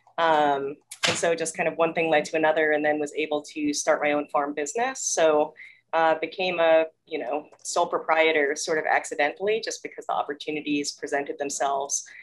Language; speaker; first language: English; early bilingual, other home language; Korean